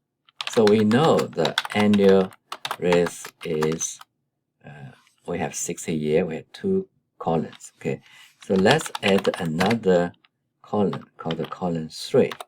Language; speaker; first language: English; non-native, fluent; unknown